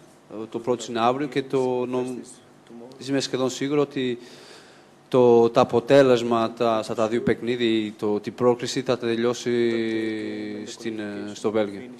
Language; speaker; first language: Greek; non-native, fluent; Portuguese